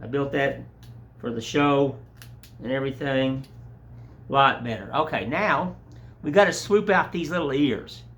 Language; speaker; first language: English; native; English